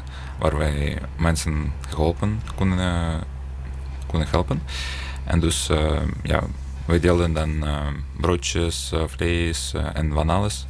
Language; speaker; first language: Dutch; non-native, learner; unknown